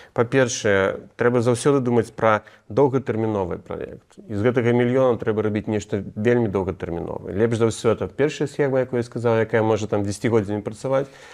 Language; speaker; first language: Belarusian; non-native, local second language; Russian